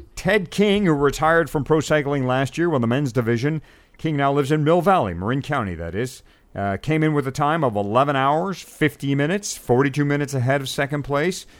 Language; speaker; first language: English; native; English